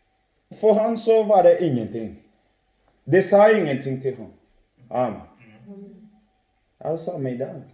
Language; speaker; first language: Norwegian; non-native, fluent; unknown